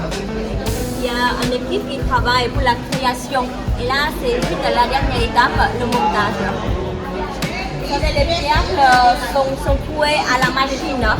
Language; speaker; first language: French; non-native, fluent; Vietnamese